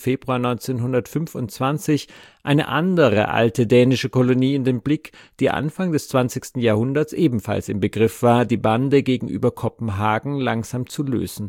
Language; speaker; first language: German; native; German